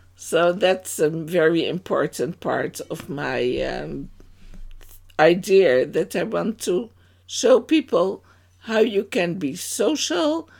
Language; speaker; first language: English; non-native, fluent; Dutch